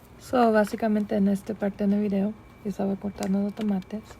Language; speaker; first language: Spanish; early bilingual, heritage; Spanish